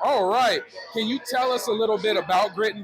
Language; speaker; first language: English; native; English